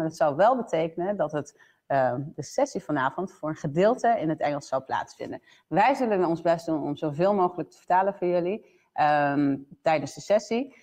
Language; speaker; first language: Dutch; native; Dutch